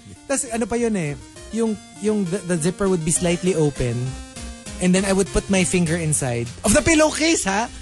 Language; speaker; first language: English; non-native, local second language; Filipino